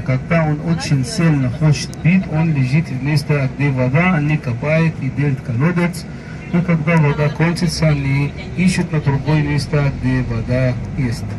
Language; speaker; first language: Russian; non-native, fluent; Arabic